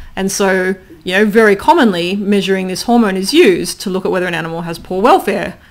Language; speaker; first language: English; native; English